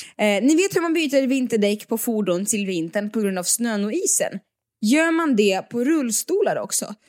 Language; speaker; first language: Swedish; native; Swedish